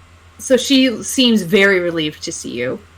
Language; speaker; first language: English; native; English